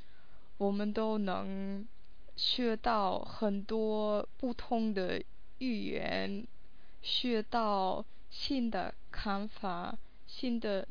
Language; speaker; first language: Chinese; non-native, fluent; English